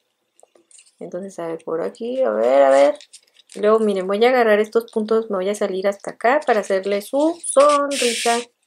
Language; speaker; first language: Spanish; native; Spanish